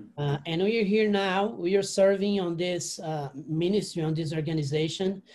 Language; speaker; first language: English; non-native, learner; Portuguese